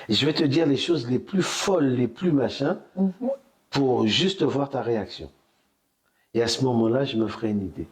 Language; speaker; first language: French; native; French